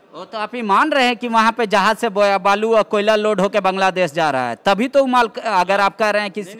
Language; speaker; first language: Hindi; native; Hindi